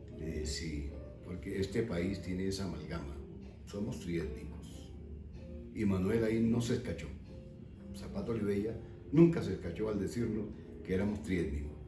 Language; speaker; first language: Spanish; native; Spanish